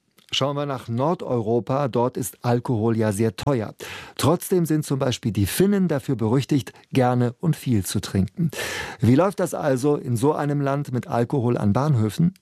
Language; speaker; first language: German; native; German